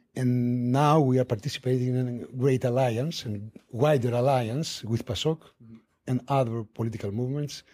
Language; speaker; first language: English; non-native, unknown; Greek